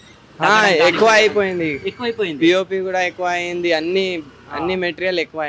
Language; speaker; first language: Telugu; non-native, local second language; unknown